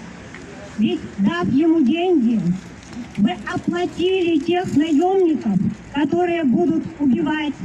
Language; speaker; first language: Russian; native; Russian